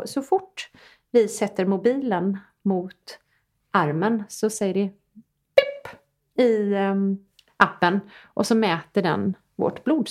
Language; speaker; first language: Swedish; native; Swedish